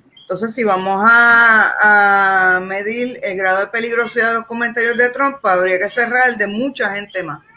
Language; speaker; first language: Spanish; native; Spanish